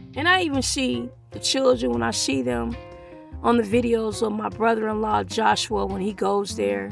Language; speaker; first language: English; early bilingual, other home language; Yoruba